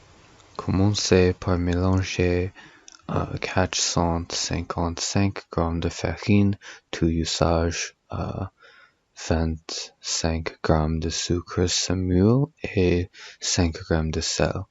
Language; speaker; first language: French; non-native, learner; English